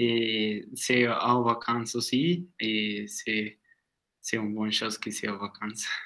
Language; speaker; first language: French; non-native, learner; Spanish